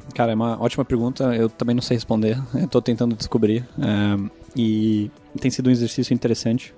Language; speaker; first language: Portuguese; non-native, fluent; German